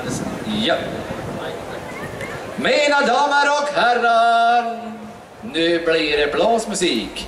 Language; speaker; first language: Swedish; native; Swedish